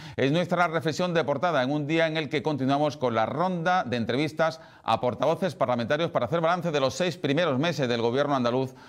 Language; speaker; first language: Spanish; native; Spanish